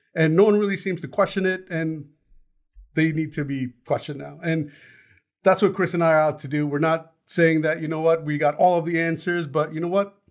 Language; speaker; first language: English; native; English